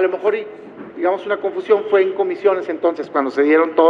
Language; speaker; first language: Spanish; native; Spanish